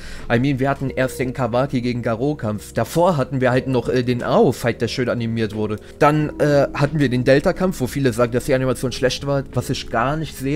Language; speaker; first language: German; native; German